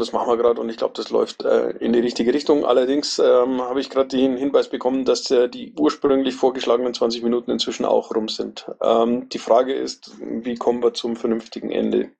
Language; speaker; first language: German; native; German